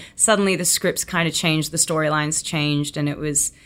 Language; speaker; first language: English; native; English